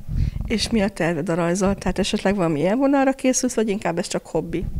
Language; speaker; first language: Hungarian; native; Hungarian